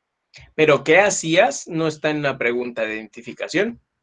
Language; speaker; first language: Spanish; native; Spanish